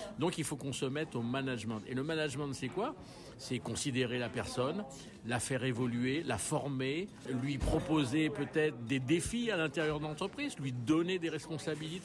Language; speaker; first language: French; native; French